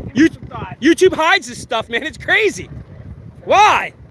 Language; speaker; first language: English; native; English